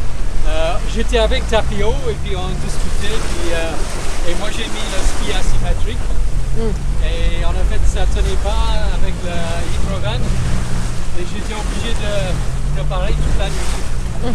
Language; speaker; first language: French; non-native, fluent; English